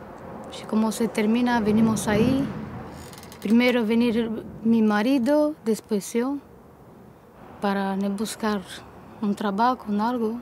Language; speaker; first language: Spanish; non-native, learner; Romanian